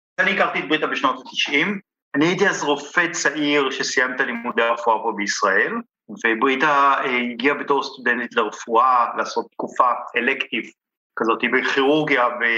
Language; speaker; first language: Hebrew; native; Hebrew